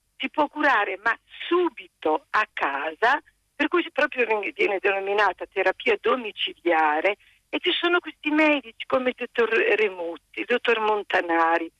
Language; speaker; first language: Italian; native; Italian